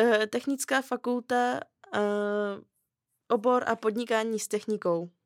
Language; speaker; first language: Czech; non-native, fluent; Russian